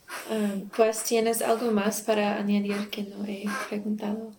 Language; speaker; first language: Spanish; non-native, learner; English